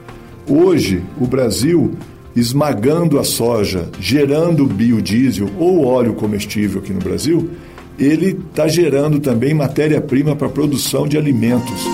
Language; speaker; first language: Portuguese; native; Portuguese